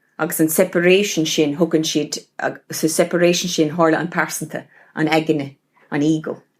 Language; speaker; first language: Irish; non-native, local second language; English